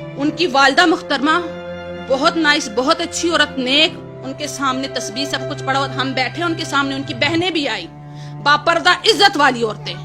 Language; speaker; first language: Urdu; non-native, local second language; Pashto